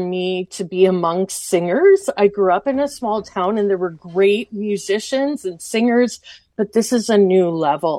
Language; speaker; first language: English; native; English